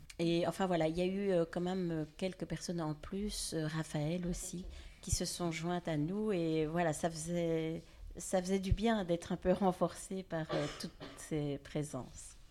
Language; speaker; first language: French; native; French